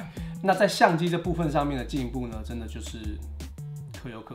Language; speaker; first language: Chinese; native; Chinese